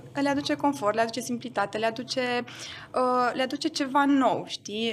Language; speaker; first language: Romanian; non-native, local second language; German